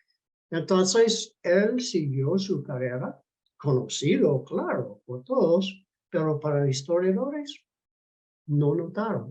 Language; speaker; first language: Spanish; non-native, fluent; English